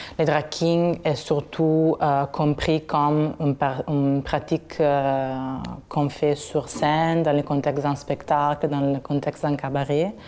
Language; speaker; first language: French; non-native, fluent; Italian